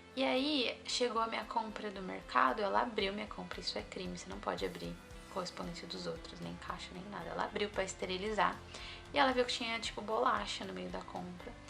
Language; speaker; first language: Portuguese; native; Portuguese